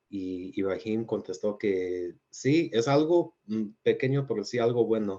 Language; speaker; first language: Spanish; early bilingual, heritage; Spanish